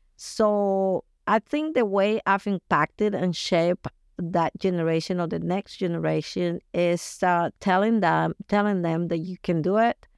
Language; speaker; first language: English; non-native, fluent; Spanish